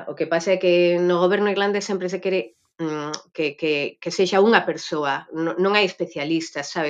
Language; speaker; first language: Galician; native; Galician